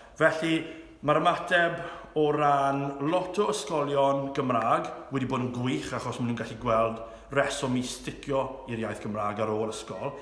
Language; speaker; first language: Welsh; non-native, local second language; English